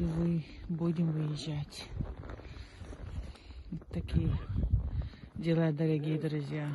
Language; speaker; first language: Russian; non-native, local second language; Chechen